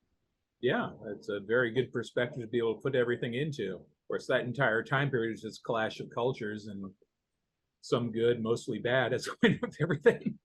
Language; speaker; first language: English; native; English